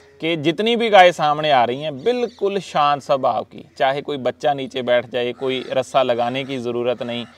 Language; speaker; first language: Hindi; non-native, local second language; Punjabi